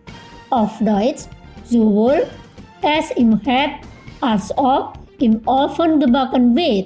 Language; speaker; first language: German; non-native, fluent; Indonesian